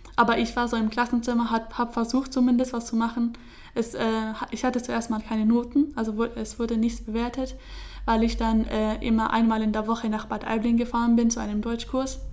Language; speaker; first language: German; early bilingual, other home language; Kurdish